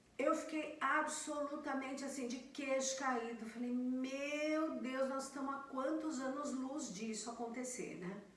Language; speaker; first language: Portuguese; native; Portuguese